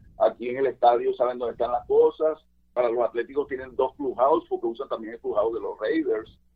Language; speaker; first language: Spanish; native; Spanish